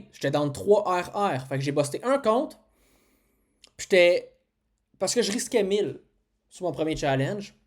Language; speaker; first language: French; native; French